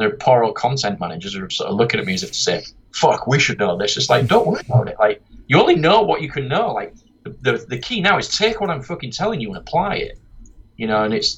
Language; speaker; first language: English; native; English